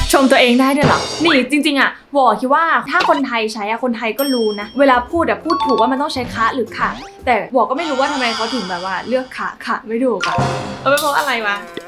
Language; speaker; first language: Thai; native; Thai